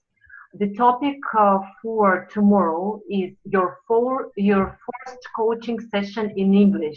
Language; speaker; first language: English; non-native, fluent; Russian